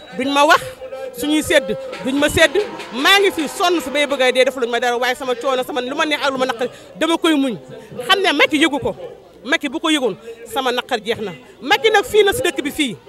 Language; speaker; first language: Wolof; non-native, local second language; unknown